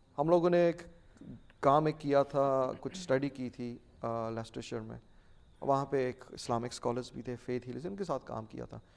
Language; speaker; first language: Urdu; non-native, local second language; Punjabi